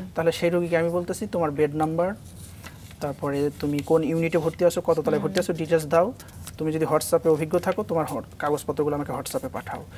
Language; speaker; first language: Bangla; native; Bangla